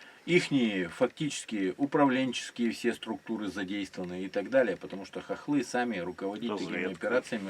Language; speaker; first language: Russian; native; Russian